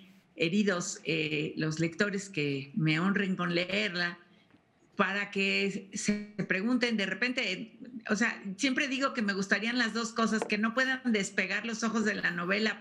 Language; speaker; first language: Spanish; native; Spanish